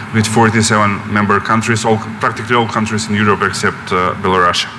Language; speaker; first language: English; non-native, fluent; Macedonian